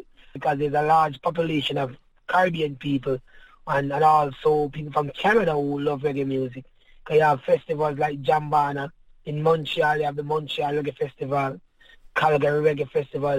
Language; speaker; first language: English; non-native, local second language; Jamaican Creole English